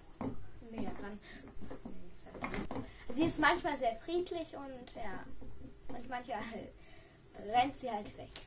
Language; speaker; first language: German; early bilingual, other home language; Russian